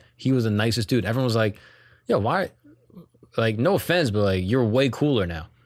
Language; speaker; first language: English; native; English